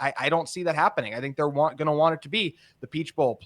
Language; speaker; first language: English; native; English